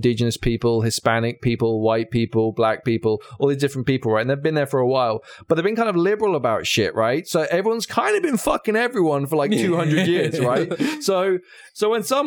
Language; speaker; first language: English; native; English